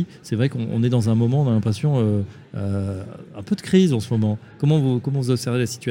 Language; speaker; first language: French; native; French